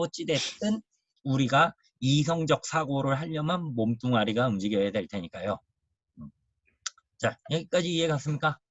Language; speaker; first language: Korean; native; Korean